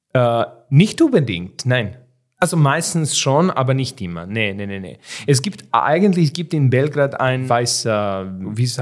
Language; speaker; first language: German; non-native, fluent; Serbian